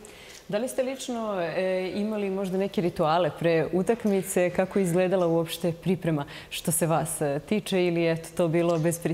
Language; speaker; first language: Serbian; native; Serbian